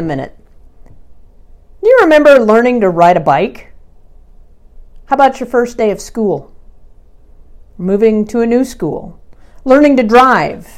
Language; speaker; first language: English; native; English